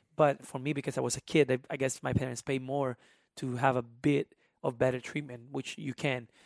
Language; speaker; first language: English; early bilingual, other home language; Spanish